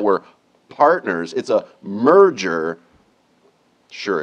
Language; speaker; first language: English; native; English